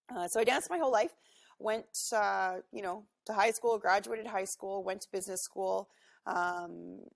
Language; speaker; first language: English; native; English